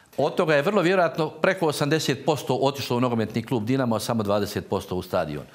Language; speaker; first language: Croatian; native; Croatian